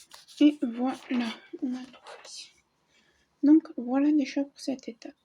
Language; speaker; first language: French; native; French